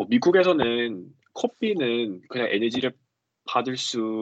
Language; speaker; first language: Korean; non-native, fluent; English